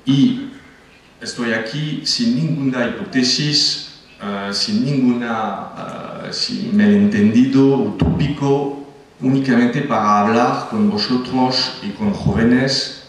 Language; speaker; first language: Spanish; non-native, fluent; French